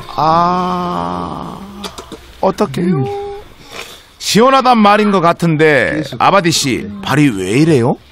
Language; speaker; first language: Korean; native; Korean